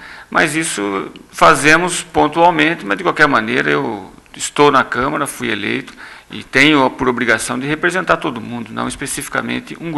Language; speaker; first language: Portuguese; native; Portuguese